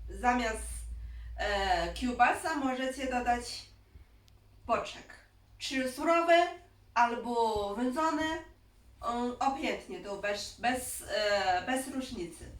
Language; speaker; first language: Polish; non-native, learner; Chinese